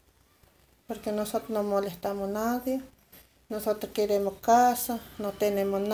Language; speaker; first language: Spanish; non-native, local second language; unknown